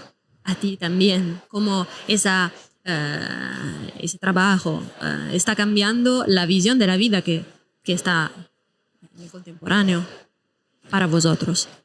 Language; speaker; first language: Spanish; non-native, fluent; Italian